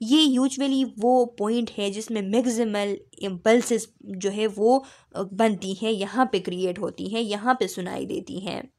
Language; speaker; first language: Urdu; non-native, local second language; Pashto